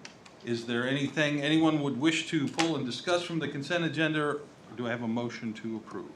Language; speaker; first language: English; native; English